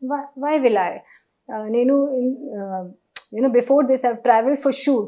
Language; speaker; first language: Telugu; non-native, learner; Hindi